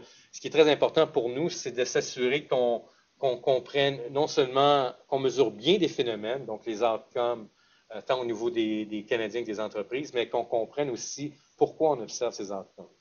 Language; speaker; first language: French; native; French